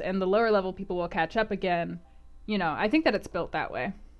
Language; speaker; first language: English; native; English